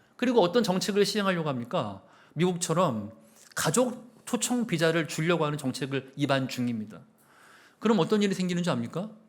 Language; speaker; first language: Korean; native; Korean